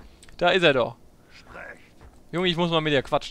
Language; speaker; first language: German; native; German